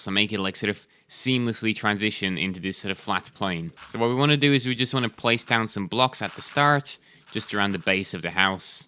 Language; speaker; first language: English; native; English